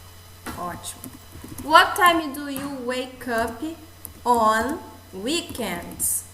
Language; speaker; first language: English; non-native, fluent; Portuguese